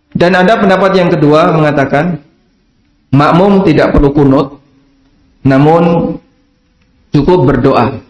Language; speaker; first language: Indonesian; non-native, local second language; Javanese